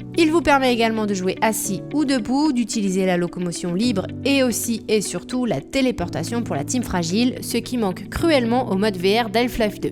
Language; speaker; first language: French; native; French